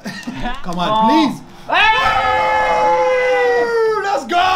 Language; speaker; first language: English; non-native, learner; Arabic